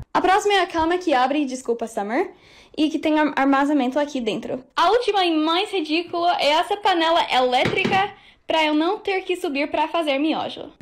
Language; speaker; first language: Portuguese; non-native, fluent; English